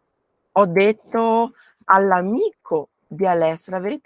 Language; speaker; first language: Italian; non-native, fluent; Portuguese